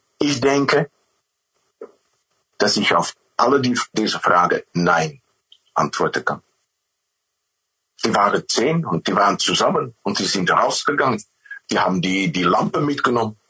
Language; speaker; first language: German; non-native, learner; Dutch